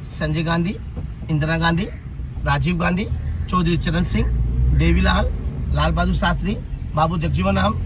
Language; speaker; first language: Hindi; native; Hindi